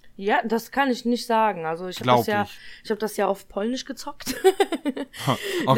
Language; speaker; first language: German; early bilingual, other home language; Polish